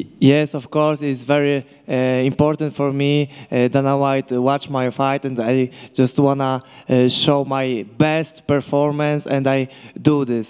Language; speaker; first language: English; non-native, learner; Polish